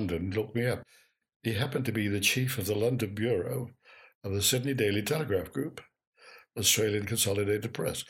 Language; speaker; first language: English; native; English